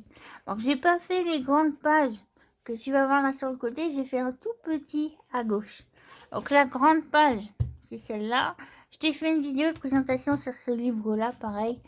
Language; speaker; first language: French; native; French